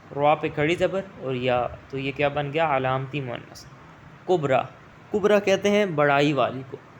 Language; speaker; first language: Urdu; native; Urdu